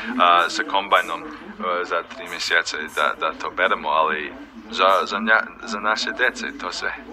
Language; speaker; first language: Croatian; early bilingual, heritage; Croatian